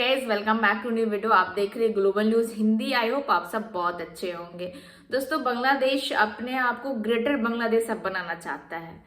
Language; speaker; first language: Hindi; native; Hindi